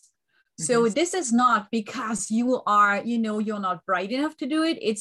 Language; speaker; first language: English; non-native, fluent; German